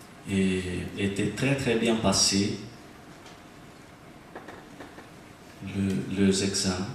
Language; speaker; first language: French; non-native, learner; Portuguese